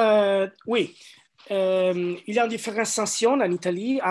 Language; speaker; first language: French; non-native, learner; Italian